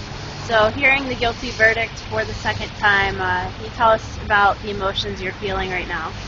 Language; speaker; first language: English; native; English